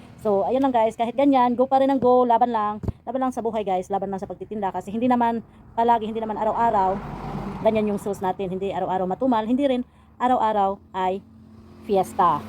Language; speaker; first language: Filipino; non-native, local second language; Cebuano